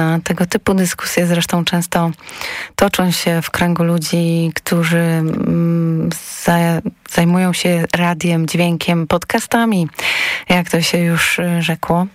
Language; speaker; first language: Polish; native; Polish